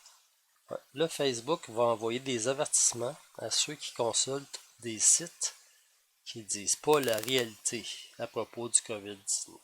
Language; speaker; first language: French; native; French